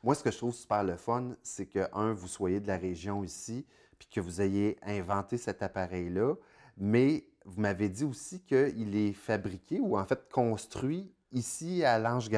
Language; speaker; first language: French; native; French